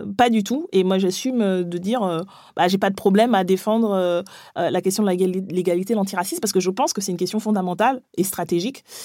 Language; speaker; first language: French; early bilingual, other home language; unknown